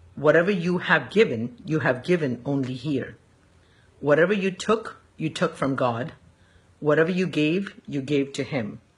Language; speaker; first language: English; early bilingual, other home language; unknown